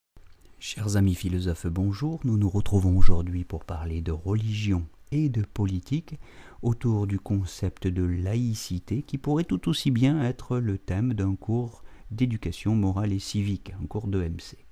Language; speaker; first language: French; native; French